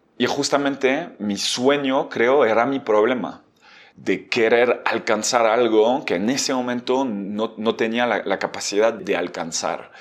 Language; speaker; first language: Spanish; non-native, fluent; French